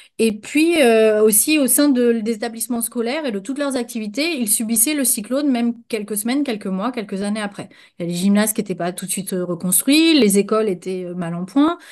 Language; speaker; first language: French; native; French